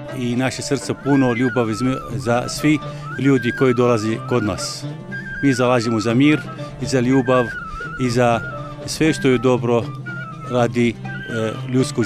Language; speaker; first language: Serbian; non-native, learner; Arabic